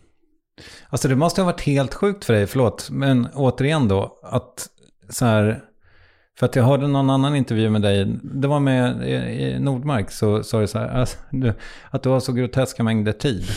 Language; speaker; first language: Swedish; native; Swedish